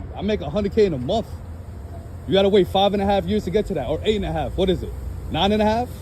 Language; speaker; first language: English; native; English